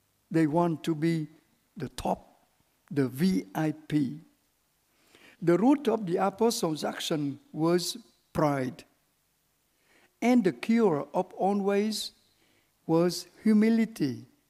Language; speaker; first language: English; early bilingual, other home language; Vietnamese